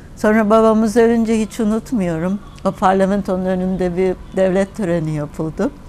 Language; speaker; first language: Turkish; native; Turkish